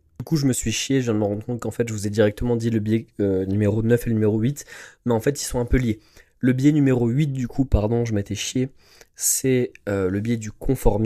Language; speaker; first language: French; native; French